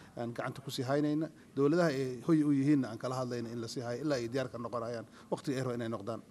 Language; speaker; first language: Somali; native; Somali